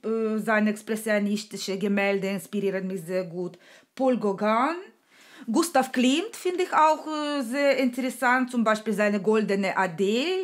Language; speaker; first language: German; non-native, learner; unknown